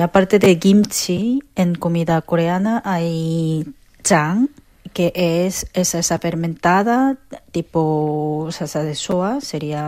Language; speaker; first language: Spanish; non-native, learner; Korean